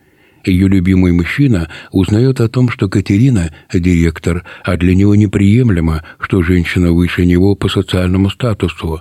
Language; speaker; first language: Russian; native; Russian